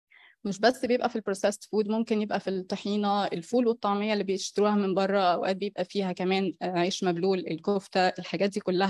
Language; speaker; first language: Arabic; native; Arabic